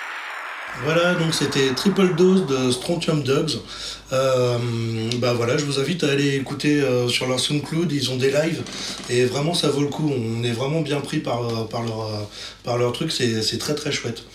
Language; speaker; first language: French; native; French